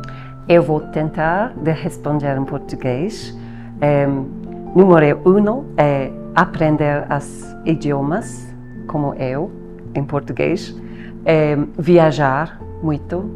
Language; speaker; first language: Portuguese; non-native, learner; English